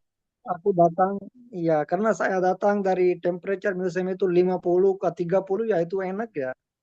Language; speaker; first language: Indonesian; non-native, learner; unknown